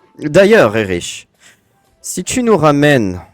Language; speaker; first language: French; native; French